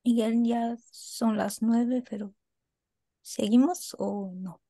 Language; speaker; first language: Spanish; non-native, fluent; Japanese